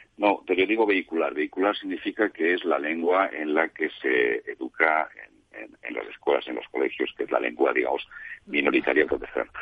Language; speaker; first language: Spanish; non-native, local second language; Catalan